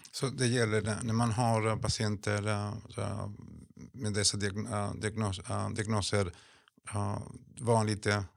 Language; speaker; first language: Swedish; non-native, fluent; Spanish